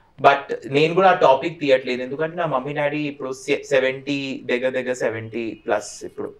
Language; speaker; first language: Telugu; non-native, fluent; Bangla